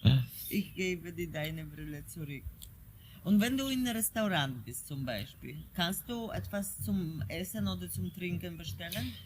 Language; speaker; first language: German; non-native, fluent; Polish